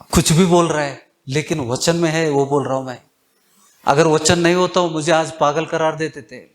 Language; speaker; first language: Hindi; non-native, local second language; Kannada